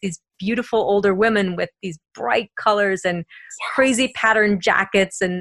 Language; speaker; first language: English; native; English